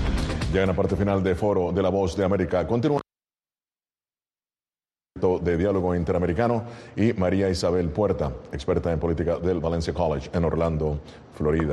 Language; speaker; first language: Spanish; native; Spanish